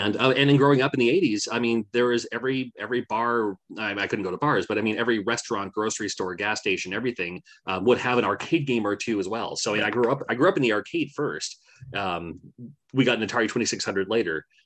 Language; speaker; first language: English; native; English